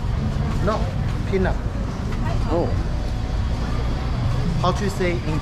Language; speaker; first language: English; non-native, learner; Thai